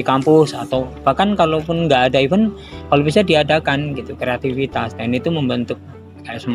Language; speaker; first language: Indonesian; native; Indonesian